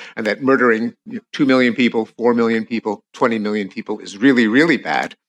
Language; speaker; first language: English; native; English